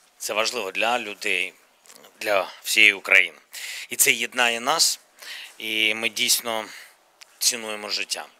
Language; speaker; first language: Ukrainian; non-native, local second language; Russian